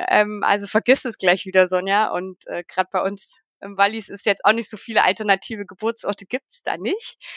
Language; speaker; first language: German; native; German